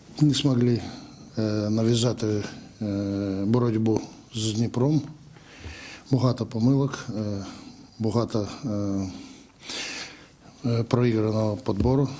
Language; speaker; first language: Ukrainian; non-native, local second language; Russian